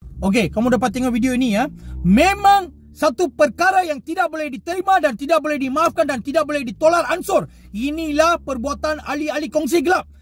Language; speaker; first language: Malay; non-native, local second language; Tamil